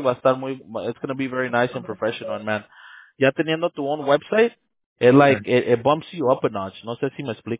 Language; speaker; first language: English; early bilingual, other home language; Spanish